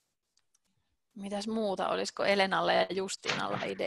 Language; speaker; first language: Finnish; native; Finnish